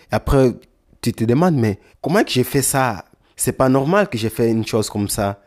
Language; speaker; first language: French; non-native, learner; Lingala